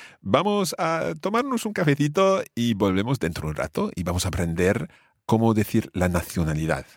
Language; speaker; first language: Spanish; non-native, fluent; English